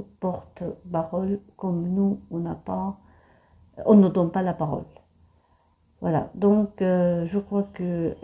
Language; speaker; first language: French; non-native, fluent; Arabic